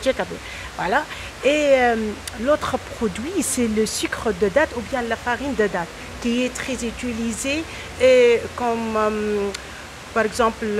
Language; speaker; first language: French; non-native, local second language; Arabic